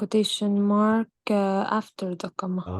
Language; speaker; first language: English; non-native, learner; Arabic